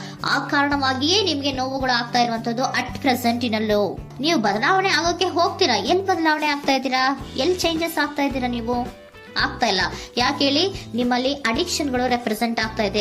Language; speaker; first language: Kannada; native; Kannada